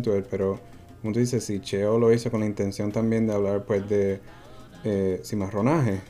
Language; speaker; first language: Spanish; native; Spanish